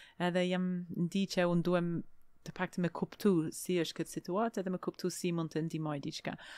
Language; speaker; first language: Albanian; non-native, fluent; English